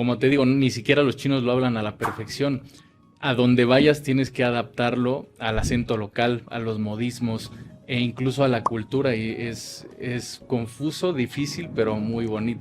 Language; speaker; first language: Spanish; native; Spanish